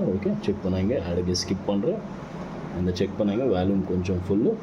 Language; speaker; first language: Tamil; non-native, local second language; Kannada